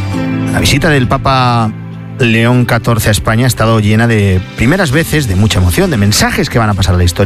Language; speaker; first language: Spanish; native; Spanish